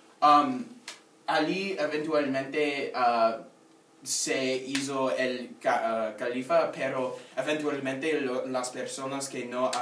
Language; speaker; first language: Spanish; non-native, learner; English